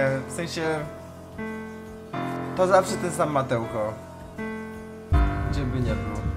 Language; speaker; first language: Polish; native; Polish